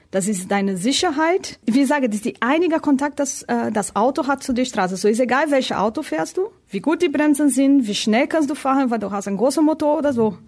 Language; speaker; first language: German; non-native, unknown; Portuguese